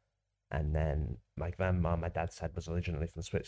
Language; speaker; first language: English; native; English